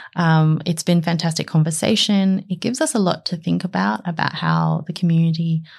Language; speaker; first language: English; native; English